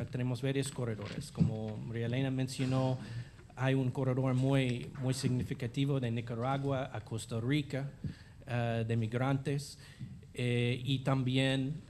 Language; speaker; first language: Spanish; non-native, fluent; English